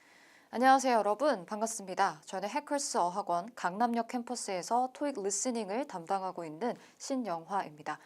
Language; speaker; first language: Korean; native; Korean